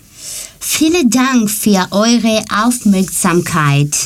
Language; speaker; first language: German; non-native, learner; Greek